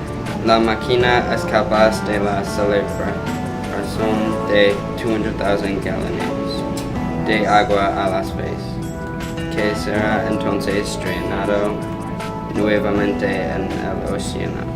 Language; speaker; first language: Spanish; non-native, learner; English